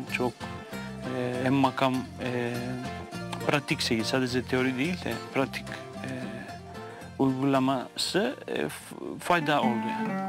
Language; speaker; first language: Turkish; non-native, fluent; Greek